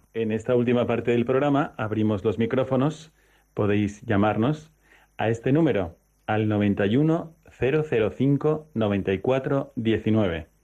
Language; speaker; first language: Spanish; native; Spanish